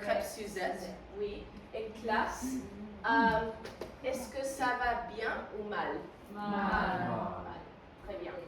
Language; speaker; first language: French; non-native, fluent; Spanish